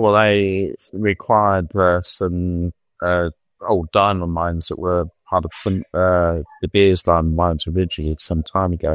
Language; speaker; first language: English; native; English